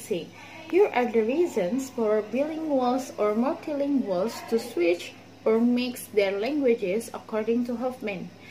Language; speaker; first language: English; non-native, learner; Indonesian